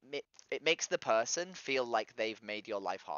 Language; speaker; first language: English; native; English